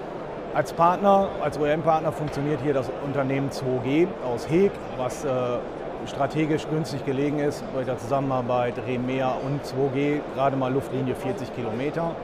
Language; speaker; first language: German; native; German